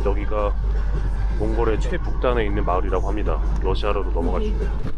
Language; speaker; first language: Korean; native; Korean